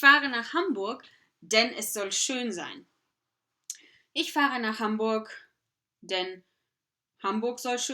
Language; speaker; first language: German; non-native, fluent; English